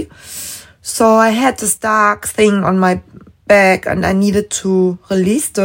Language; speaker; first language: English; non-native, fluent; German